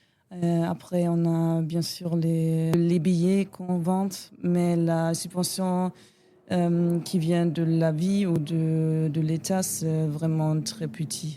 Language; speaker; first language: French; non-native, learner; German